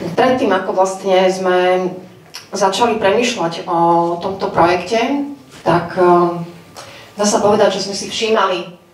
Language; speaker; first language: Slovak; native; Slovak